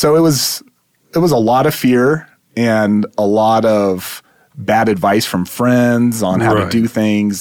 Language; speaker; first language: English; native; English